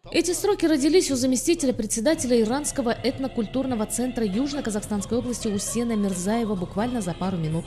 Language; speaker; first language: Russian; native; Russian